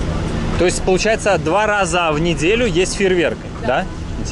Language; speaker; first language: Russian; native; Russian